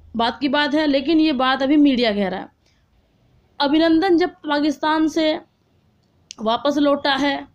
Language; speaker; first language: Hindi; native; Hindi